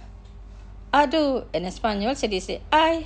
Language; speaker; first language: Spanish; non-native, fluent; Indonesian